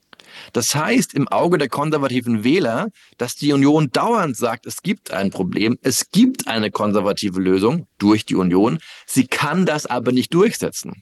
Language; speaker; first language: German; native; German